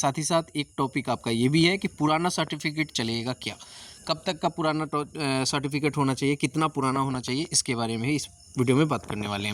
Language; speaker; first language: Hindi; native; Hindi